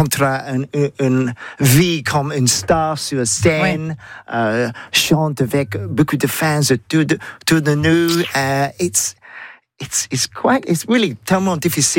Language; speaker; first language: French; non-native, learner; English